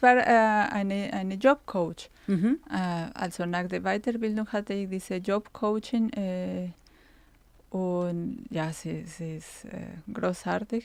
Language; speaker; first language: German; non-native, fluent; Spanish